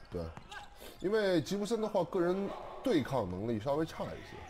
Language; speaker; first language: Chinese; native; Chinese